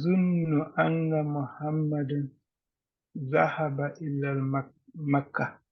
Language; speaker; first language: Arabic; non-native, learner; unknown